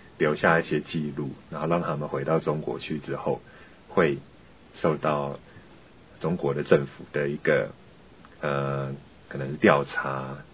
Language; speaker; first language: Chinese; native; Chinese